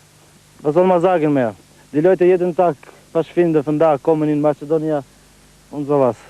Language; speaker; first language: German; non-native, learner; Albanian